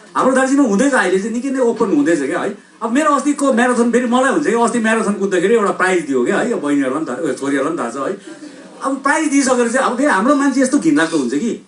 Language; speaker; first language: Nepali; native; Nepali